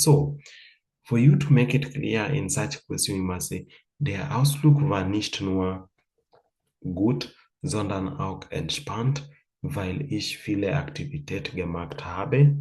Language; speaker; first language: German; non-native, fluent; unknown